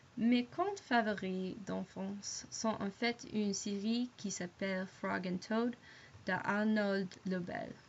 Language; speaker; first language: French; non-native, learner; English